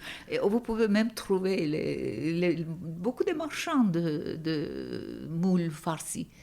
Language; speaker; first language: French; non-native, fluent; Turkish